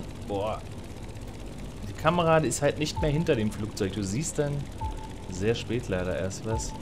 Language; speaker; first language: German; native; German